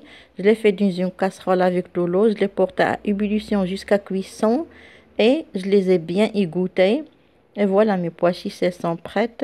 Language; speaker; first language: French; non-native, local second language; Arabic